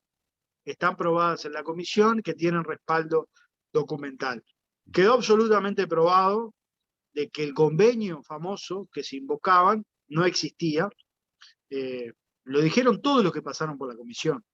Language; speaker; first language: Spanish; native; Spanish